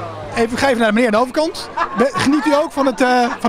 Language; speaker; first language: Dutch; native; Dutch